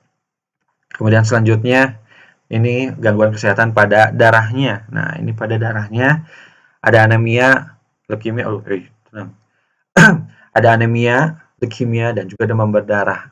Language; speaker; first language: Indonesian; native; Indonesian